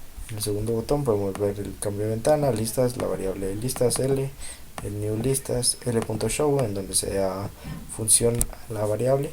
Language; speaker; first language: Spanish; native; Spanish